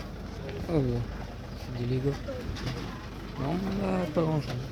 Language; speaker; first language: French; native; French